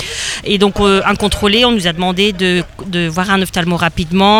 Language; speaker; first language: French; native; French